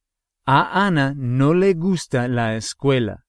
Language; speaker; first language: Spanish; non-native, fluent; English